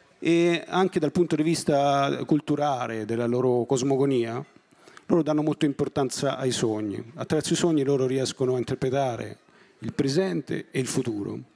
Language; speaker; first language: Italian; native; Italian